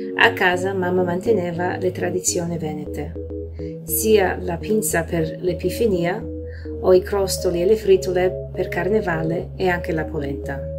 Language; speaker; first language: Italian; early bilingual, heritage; Italian